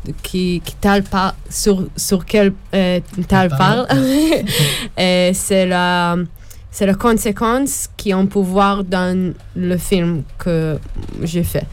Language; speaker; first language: French; non-native, learner; Hebrew